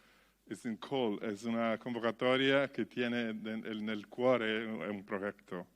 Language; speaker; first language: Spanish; non-native, learner; Italian